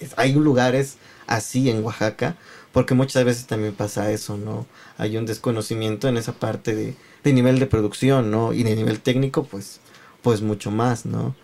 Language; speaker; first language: Spanish; native; Spanish